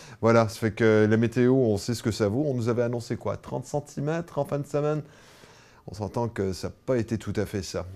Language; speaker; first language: French; native; French